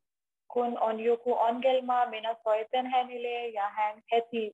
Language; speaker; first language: Finnish; non-native, learner; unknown